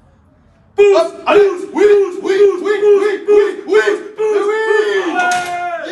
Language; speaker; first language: French; native; French